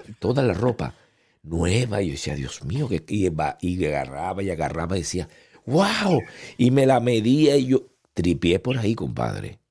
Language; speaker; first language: Spanish; native; Spanish